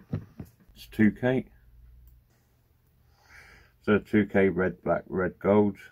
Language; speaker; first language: English; native; English